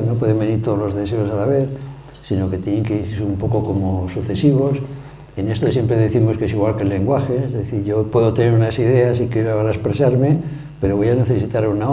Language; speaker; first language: Spanish; native; Spanish